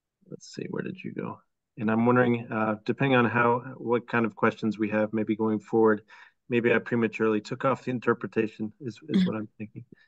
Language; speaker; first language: English; native; English